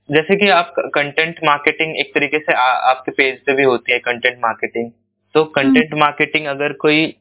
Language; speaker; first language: Hindi; native; Hindi